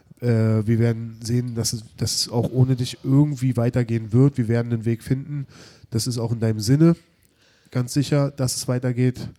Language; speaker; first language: German; native; German